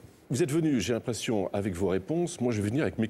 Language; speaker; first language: French; native; French